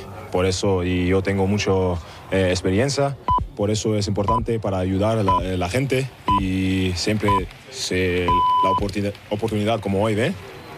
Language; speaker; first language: Spanish; non-native, fluent; German